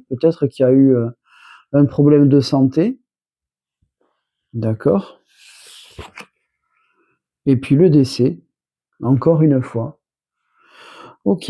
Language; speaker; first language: French; native; French